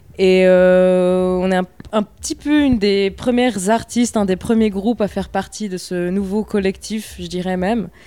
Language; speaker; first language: French; native; French